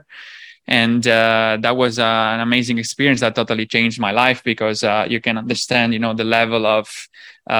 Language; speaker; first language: English; non-native, fluent; Italian